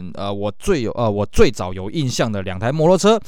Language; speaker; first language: Chinese; native; Chinese